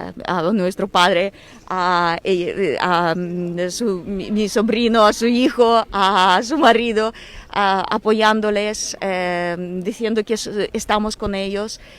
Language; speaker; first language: Spanish; non-native, fluent; Ukrainian